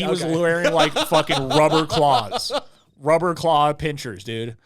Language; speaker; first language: English; native; English